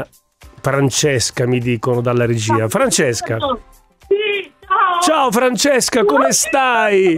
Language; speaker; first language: Italian; native; Italian